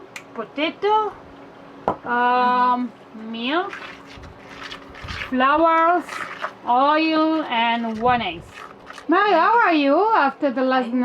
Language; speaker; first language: English; non-native, learner; Spanish